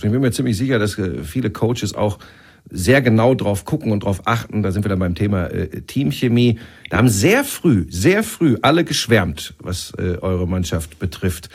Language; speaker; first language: German; native; German